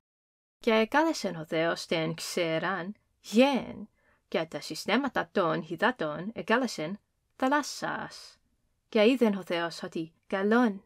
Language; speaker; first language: Greek; non-native, fluent; English